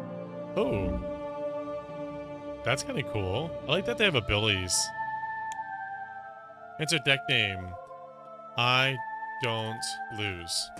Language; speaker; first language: English; native; English